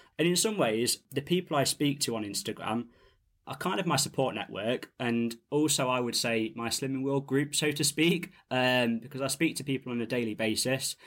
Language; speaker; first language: English; native; English